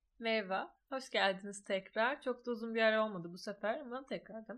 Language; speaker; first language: Turkish; native; Turkish